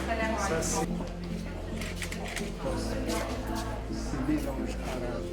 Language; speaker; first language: French; non-native, local second language; Arabic